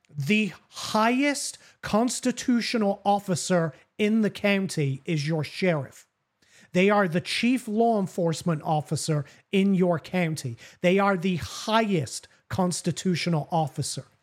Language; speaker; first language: English; native; English